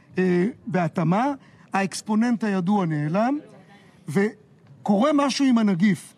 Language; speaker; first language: Hebrew; native; Hebrew